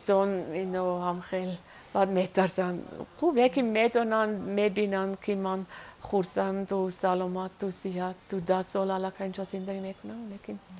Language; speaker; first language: Persian; non-native, learner; Swiss German